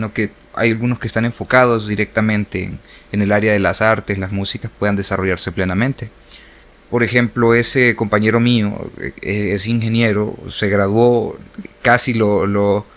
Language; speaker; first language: Spanish; native; Spanish